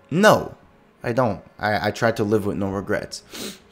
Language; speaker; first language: English; native; English